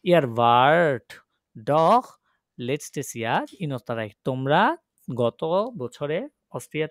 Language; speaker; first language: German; non-native, fluent; Bangla